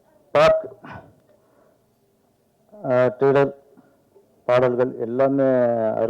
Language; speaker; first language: Tamil; native; Tamil